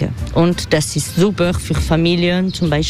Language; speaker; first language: German; non-native, fluent; French